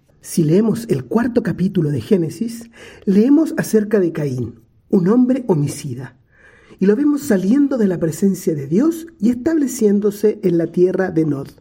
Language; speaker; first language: Spanish; native; Spanish